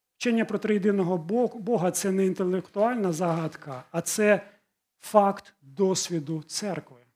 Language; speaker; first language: Ukrainian; non-native, local second language; Russian